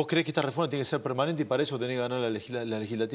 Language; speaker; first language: Spanish; native; Spanish